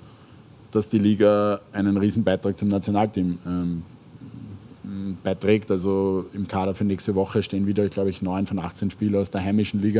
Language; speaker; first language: German; native; German